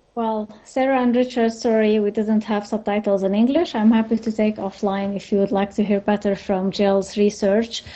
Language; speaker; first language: English; non-native, fluent; French